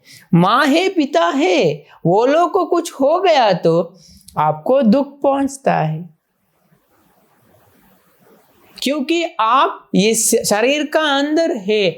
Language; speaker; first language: Hindi; non-native, fluent; Sinhala